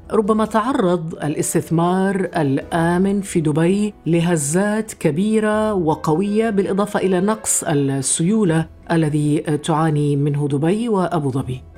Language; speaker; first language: Arabic; native; Arabic